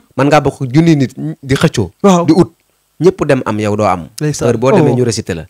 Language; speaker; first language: Wolof; native; Wolof